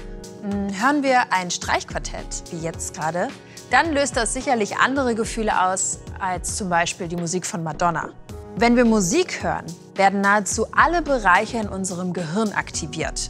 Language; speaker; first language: German; native; German